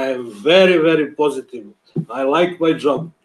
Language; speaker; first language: English; non-native, learner; Serbian